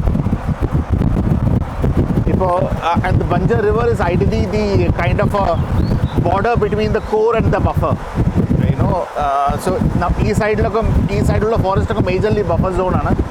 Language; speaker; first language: English; non-native, local second language; Malayalam